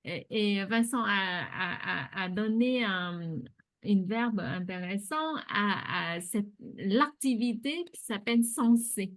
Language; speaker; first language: French; non-native, fluent; Vietnamese